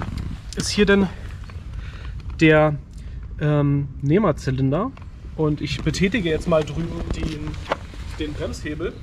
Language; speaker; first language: German; native; German